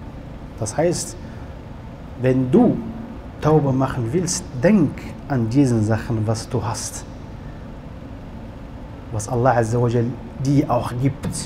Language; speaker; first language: German; non-native, learner; Arabic